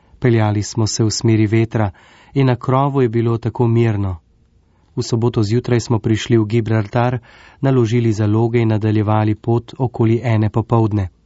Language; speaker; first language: Slovenian; native; Slovenian